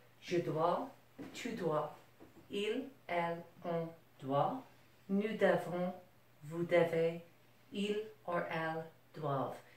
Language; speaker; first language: French; non-native, fluent; English